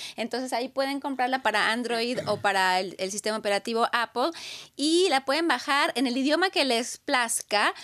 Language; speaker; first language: Spanish; native; Spanish